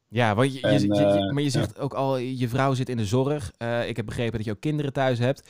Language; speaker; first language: Dutch; native; Dutch